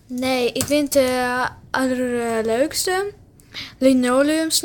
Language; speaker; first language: Dutch; non-native, learner; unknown